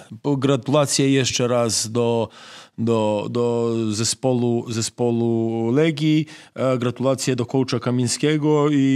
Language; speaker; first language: Polish; non-native, fluent; Serbian